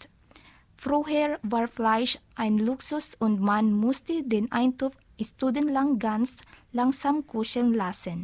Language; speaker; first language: German; non-native, learner; Filipino